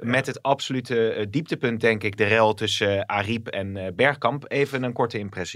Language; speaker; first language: Dutch; native; Dutch